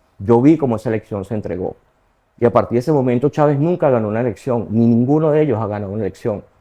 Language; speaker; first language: Spanish; native; Spanish